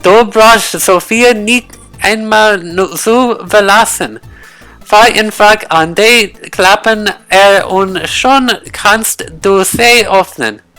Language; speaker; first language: German; non-native, learner; English